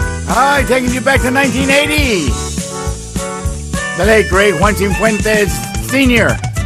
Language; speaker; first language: English; early bilingual, other home language; Spanish